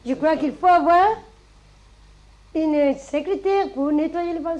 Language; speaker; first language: French; non-native, fluent; Spanish